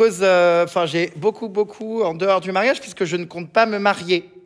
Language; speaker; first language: French; native; French